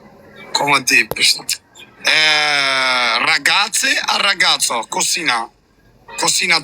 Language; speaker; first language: Italian; non-native, learner; Albanian